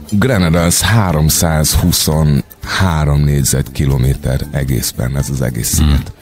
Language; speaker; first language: Hungarian; non-native, fluent; English